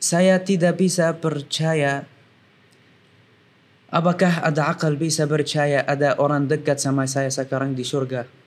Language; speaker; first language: Indonesian; non-native, fluent; Arabic